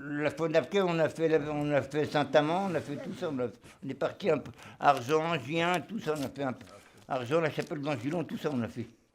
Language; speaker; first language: French; native; French